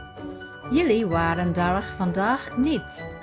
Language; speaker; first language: Dutch; non-native, fluent; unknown